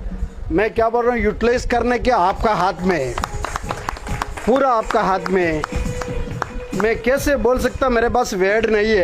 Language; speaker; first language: Hindi; non-native, local second language; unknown